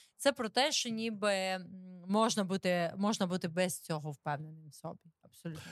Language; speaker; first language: Ukrainian; native; Ukrainian